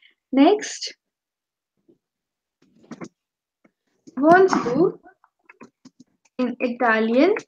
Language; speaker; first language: German; non-native, fluent; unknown